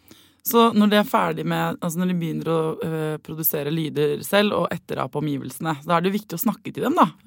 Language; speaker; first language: Norwegian; native; Norwegian